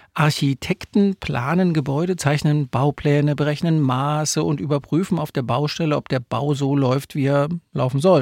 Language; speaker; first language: German; native; German